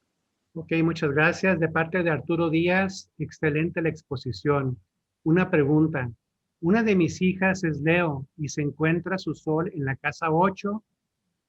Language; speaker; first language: Spanish; native; Spanish